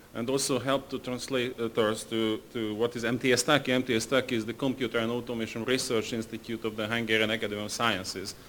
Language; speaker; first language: English; non-native, fluent; Hungarian